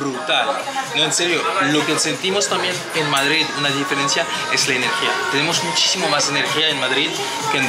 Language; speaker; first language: Spanish; non-native, fluent; French